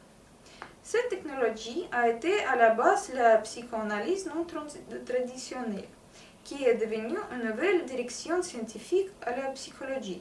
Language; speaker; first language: French; non-native, learner; Russian